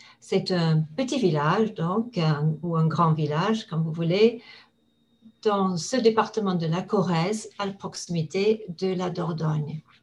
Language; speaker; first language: French; non-native, fluent; English